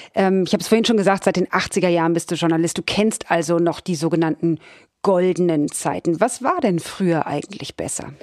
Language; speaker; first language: German; native; German